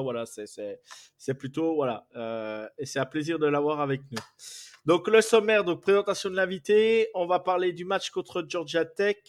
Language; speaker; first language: French; native; French